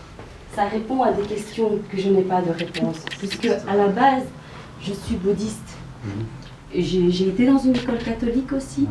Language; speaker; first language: French; early bilingual, other home language; Khmer